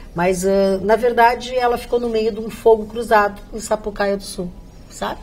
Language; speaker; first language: Portuguese; native; Portuguese